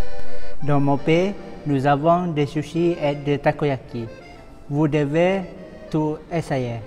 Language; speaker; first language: French; non-native, learner; Malay